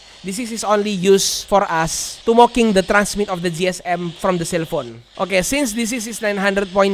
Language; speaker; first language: English; non-native, learner; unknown